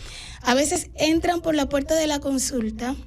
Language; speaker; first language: Spanish; native; Spanish